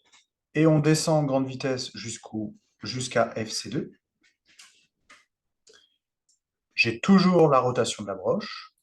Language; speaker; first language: French; native; French